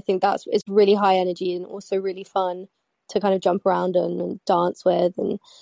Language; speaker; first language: English; native; English